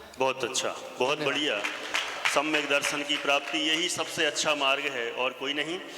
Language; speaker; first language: Hindi; native; Hindi